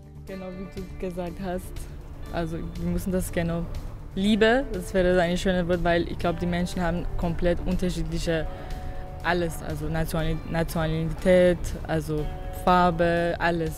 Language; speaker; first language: German; non-native, fluent; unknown